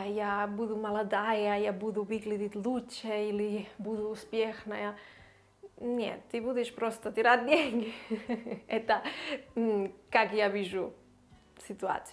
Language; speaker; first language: Russian; non-native, learner; Catalan